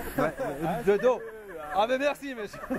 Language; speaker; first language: French; non-native, fluent; English